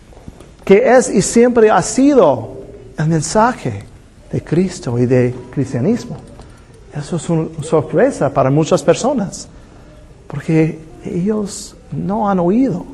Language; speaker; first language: Spanish; non-native, fluent; English